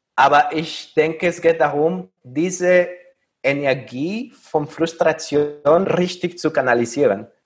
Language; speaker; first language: German; non-native, fluent; Spanish